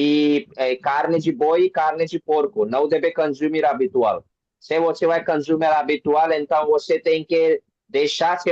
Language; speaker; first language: Portuguese; non-native, learner; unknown